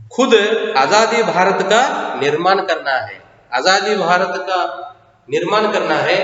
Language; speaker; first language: Hindi; non-native, local second language; Kannada